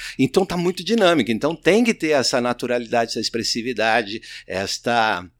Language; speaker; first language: Portuguese; native; Portuguese